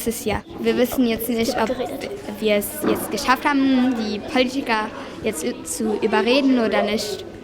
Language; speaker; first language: German; non-native, local second language; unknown